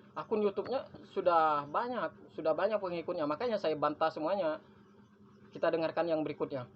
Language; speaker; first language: Indonesian; non-native, local second language; Madurese